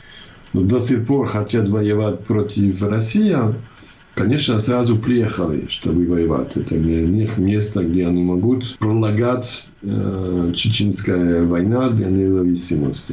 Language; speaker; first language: Russian; non-native, fluent; English